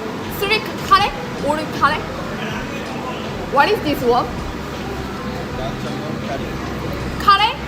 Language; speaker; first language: English; non-native, learner; Japanese